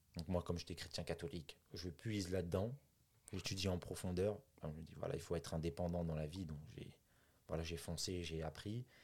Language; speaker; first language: French; native; French